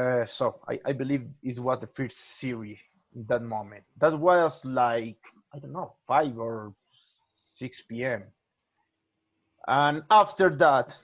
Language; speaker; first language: English; non-native, learner; Spanish